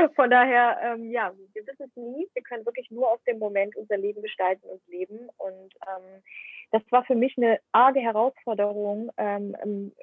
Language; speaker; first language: German; non-native, fluent; Ukrainian